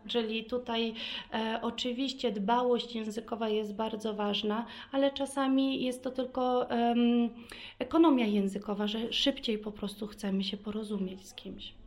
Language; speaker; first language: Polish; early bilingual, heritage; Polish